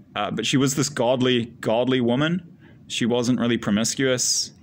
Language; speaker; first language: English; native; English